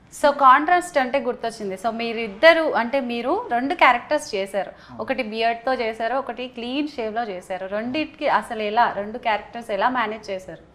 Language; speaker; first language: Telugu; native; Telugu